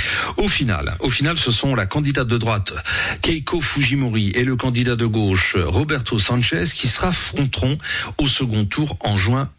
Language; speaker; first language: French; native; French